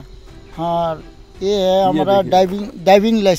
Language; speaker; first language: Hindi; non-native, local second language; Bangla